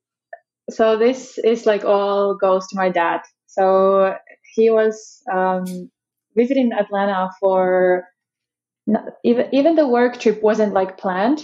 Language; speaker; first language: English; non-native, fluent; Finnish